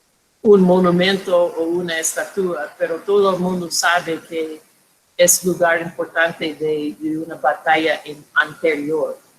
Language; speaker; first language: Spanish; non-native, fluent; English